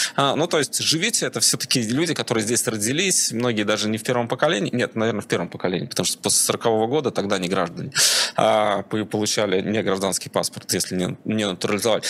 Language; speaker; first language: Russian; native; Russian